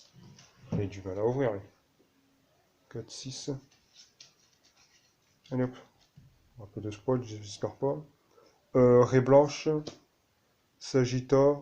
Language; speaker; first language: French; native; French